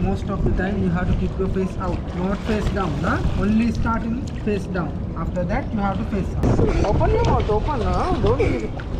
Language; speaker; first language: English; non-native, learner; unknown